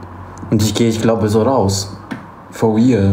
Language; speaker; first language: German; non-native, fluent; Polish